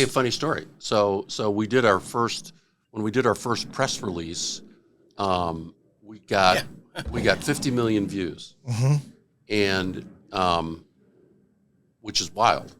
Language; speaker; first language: English; native; English